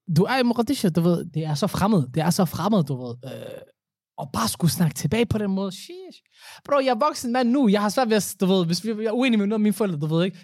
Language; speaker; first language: Danish; early bilingual, other home language; Somali